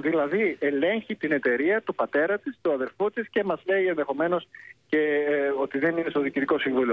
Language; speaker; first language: Greek; native; Greek